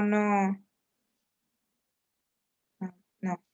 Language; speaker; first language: Italian; non-native, learner; Spanish